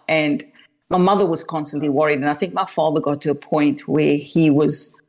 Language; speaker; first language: English; native; English